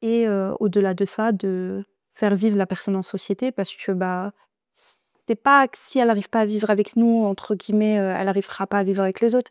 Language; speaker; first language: French; native; French